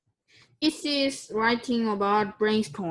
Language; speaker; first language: English; non-native, learner; Korean